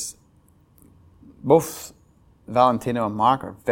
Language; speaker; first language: English; native; English